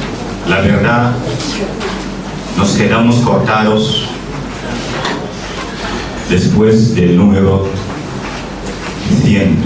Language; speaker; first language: Spanish; non-native, fluent; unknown